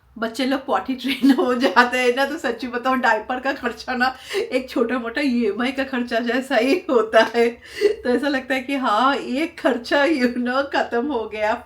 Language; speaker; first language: Hindi; non-native, local second language; Bangla